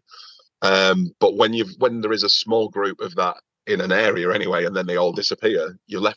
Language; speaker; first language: English; native; English